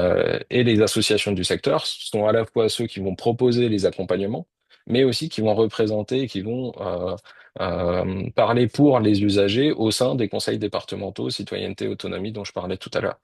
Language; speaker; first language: French; native; French